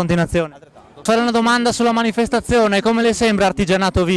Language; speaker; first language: Italian; native; Italian